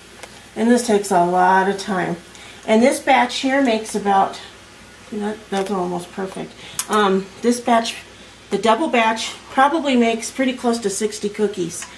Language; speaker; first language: English; native; English